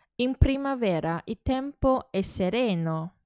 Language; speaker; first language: Italian; non-native, fluent; Chinese